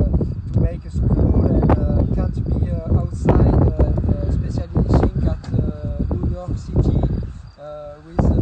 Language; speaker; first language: English; non-native, learner; French